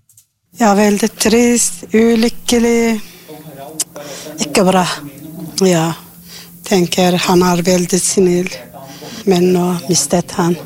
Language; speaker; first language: Norwegian; non-native, learner; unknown